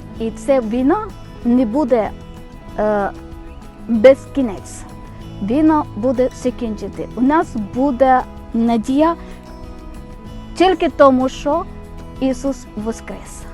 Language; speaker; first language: Ukrainian; non-native, fluent; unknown